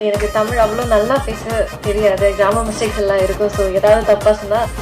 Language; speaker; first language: Tamil; non-native, learner; Malayalam